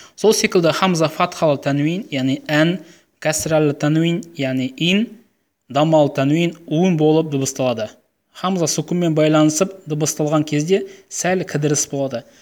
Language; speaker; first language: Kazakh; native; Kazakh